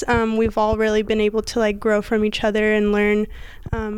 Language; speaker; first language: English; native; English